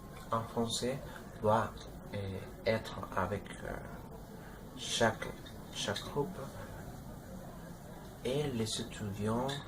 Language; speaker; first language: French; non-native, learner; Spanish